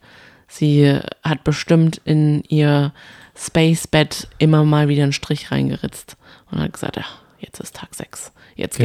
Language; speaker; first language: German; native; German